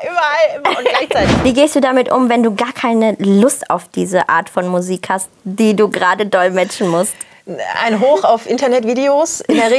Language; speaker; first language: German; native; German